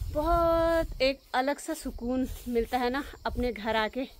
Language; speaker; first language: Hindi; native; Hindi